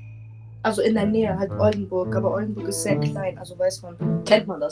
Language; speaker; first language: German; early bilingual, other home language; Kurdish